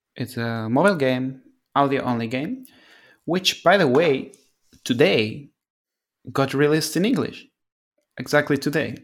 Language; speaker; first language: English; non-native, fluent; Spanish